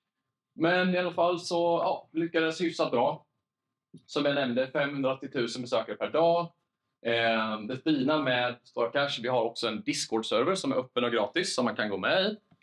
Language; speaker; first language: Swedish; native; Swedish